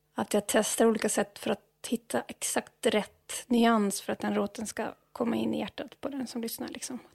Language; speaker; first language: Swedish; non-native, fluent; Norwegian